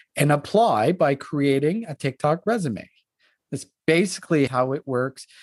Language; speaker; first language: English; non-native, fluent; French